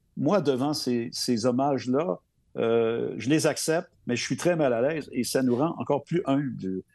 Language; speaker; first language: French; native; French